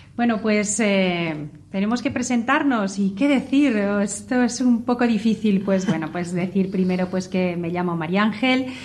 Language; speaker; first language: Spanish; native; Spanish